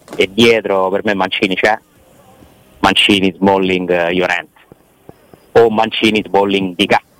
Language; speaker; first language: Italian; native; Italian